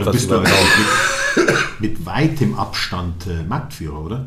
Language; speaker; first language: German; native; German